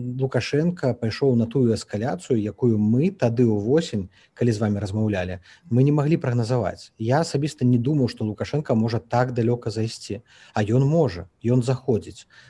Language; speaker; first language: Belarusian; native; Belarusian